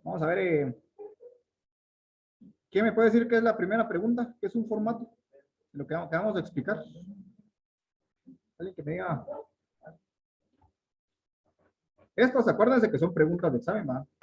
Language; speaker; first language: Spanish; native; Spanish